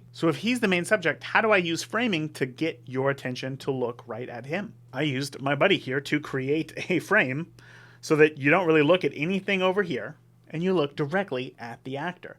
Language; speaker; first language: English; native; English